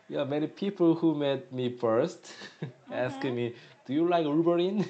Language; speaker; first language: English; non-native, learner; Korean